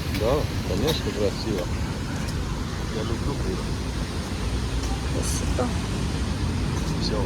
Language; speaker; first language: Russian; non-native, learner; Georgian